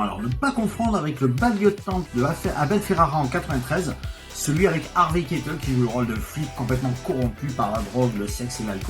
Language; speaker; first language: French; native; French